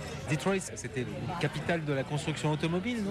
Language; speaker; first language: French; native; French